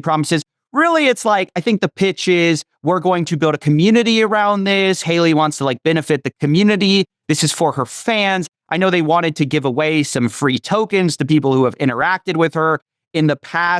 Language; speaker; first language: English; native; English